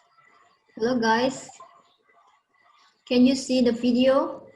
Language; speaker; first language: English; non-native, learner; Indonesian